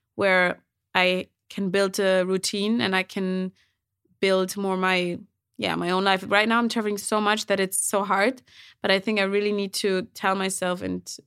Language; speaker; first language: English; non-native, fluent; German